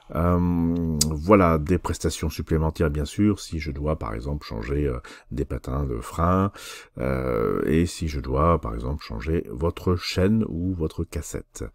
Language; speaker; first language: French; native; French